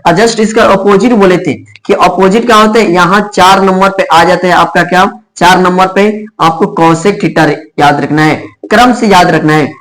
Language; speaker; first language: Hindi; native; Hindi